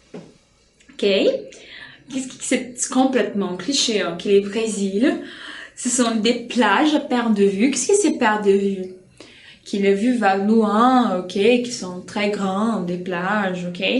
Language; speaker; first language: French; non-native, fluent; Portuguese